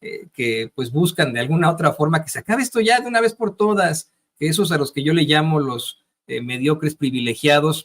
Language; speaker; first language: Spanish; native; Spanish